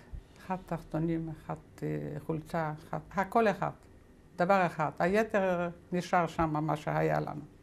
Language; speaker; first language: Hebrew; non-native, fluent; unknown